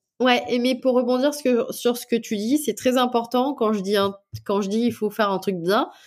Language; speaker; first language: French; non-native, local second language; Morisyen